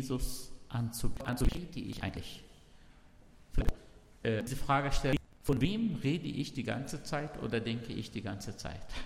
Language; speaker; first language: German; non-native, learner; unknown